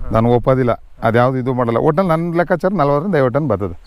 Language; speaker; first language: Kannada; native; Kannada